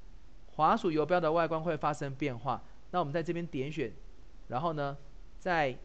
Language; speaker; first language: Chinese; native; Chinese